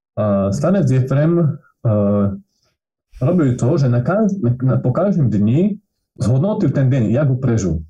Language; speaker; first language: Slovak; non-native, local second language; Rusyn